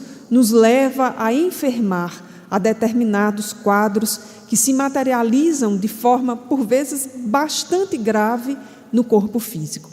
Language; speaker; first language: Portuguese; native; Portuguese